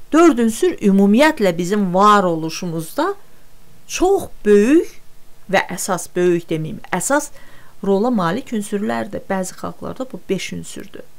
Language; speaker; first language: Azerbaijani; non-native, local second language; Talysh